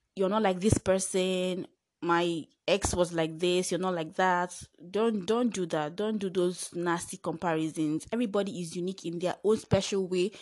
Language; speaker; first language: English; non-native, local second language; Igbo